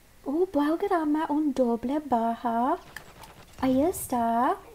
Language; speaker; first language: Spanish; non-native, learner; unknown